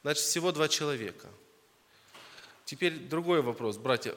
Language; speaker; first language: Russian; native; Russian